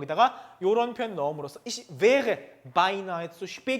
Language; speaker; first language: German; non-native, fluent; Korean